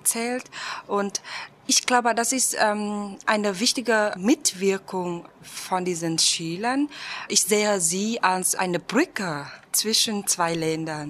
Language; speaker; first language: German; non-native, fluent; Vietnamese